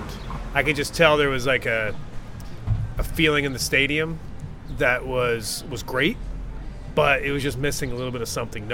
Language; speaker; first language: English; native; English